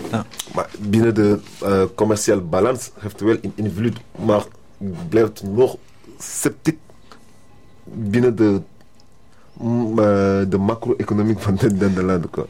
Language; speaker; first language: Dutch; non-native, learner; French